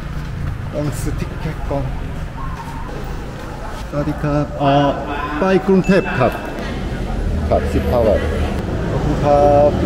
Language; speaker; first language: Thai; non-native, learner; Korean